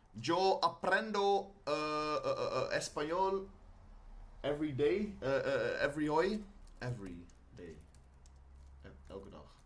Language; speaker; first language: Spanish; non-native, learner; Dutch